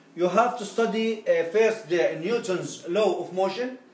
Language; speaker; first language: English; non-native, fluent; Arabic